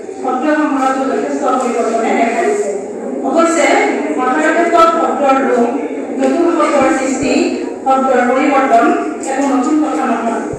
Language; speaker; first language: Assamese; native; Assamese